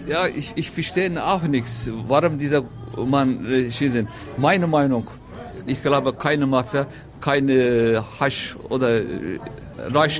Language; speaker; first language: German; non-native, learner; Turkish